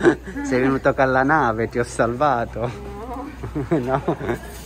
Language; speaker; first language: Italian; native; Italian